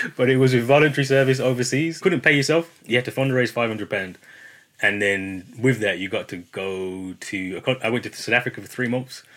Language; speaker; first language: English; native; English